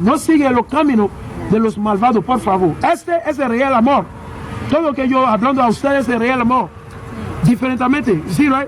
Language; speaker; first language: Spanish; non-native, learner; English